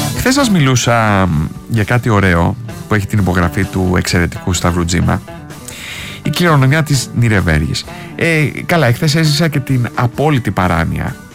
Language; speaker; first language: Greek; native; Greek